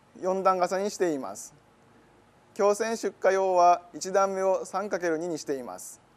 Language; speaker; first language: Japanese; native; Japanese